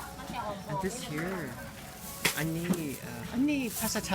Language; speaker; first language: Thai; non-native, learner; English